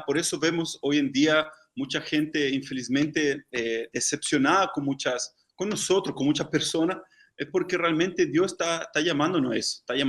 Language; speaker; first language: Spanish; non-native, fluent; Portuguese